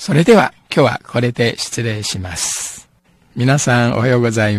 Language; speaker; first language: Japanese; non-native, fluent; Chinese